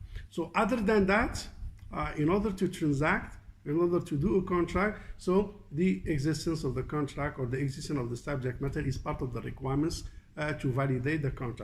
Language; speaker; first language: English; non-native, fluent; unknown